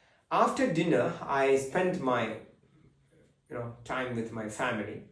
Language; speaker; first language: English; non-native, local second language; Malayalam